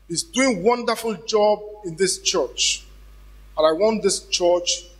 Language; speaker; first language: English; non-native, local second language; Yoruba